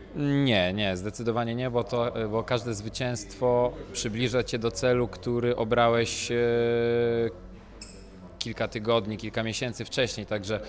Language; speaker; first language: Polish; native; Polish